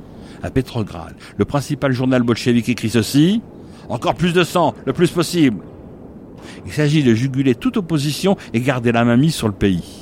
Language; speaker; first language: French; native; French